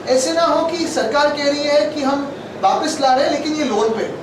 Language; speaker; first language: Hindi; non-native, local second language; Marathi